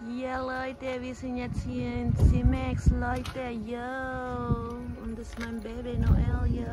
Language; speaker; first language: German; non-native, learner; Filipino